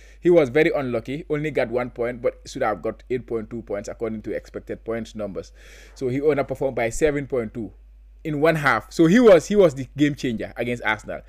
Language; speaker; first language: English; non-native, local second language; Wolof